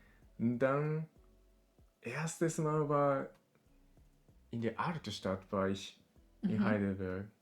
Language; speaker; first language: German; non-native, learner; Japanese